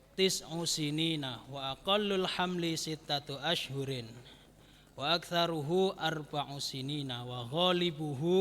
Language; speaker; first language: Arabic; non-native, fluent; Javanese